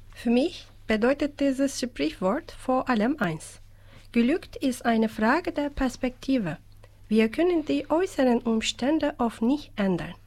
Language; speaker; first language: German; non-native, fluent; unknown